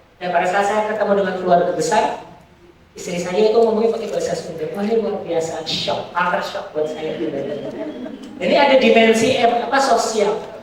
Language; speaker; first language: Indonesian; native; Indonesian